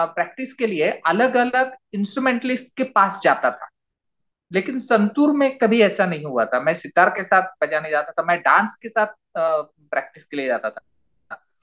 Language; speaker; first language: Hindi; non-native, local second language; Marathi